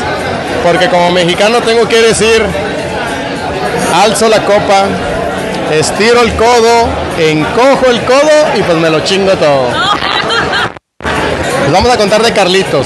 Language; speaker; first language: Spanish; native; Spanish